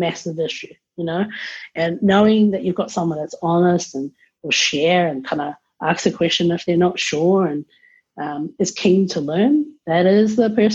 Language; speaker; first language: English; native; English